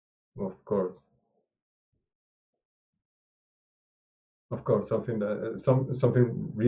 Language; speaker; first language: English; non-native, learner; Spanish